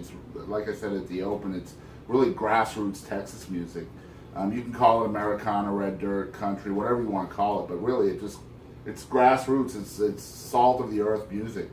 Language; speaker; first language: English; native; English